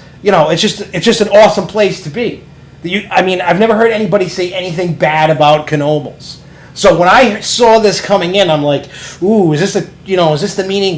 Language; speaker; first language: English; native; English